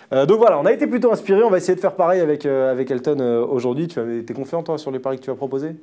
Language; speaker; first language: French; native; French